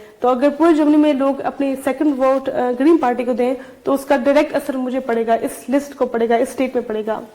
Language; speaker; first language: Urdu; early bilingual, heritage; Urdu